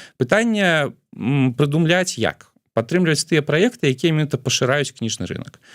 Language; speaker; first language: Belarusian; non-native, local second language; Russian